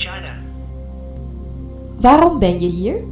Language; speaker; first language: Dutch; non-native, learner; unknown